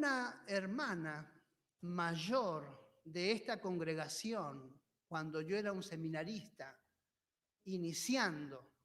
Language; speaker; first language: Spanish; native; Spanish